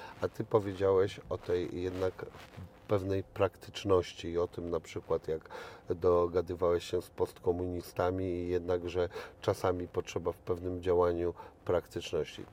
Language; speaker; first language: Polish; native; Polish